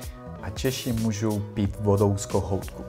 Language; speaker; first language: Czech; non-native, learner; Spanish